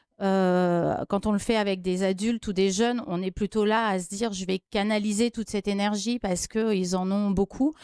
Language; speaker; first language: French; native; French